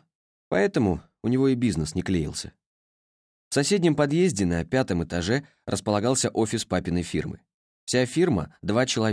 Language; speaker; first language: Russian; native; Russian